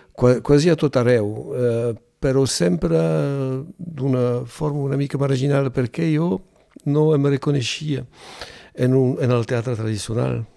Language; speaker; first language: Catalan; non-native, local second language; French